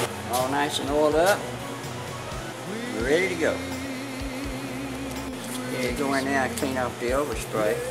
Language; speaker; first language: English; native; English